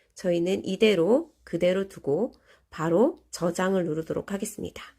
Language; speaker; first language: Korean; native; Korean